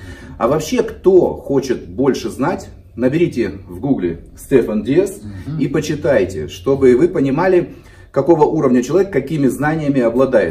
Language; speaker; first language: Russian; native; Russian